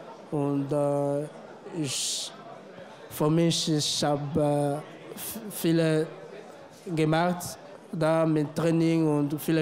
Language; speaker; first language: German; non-native, learner; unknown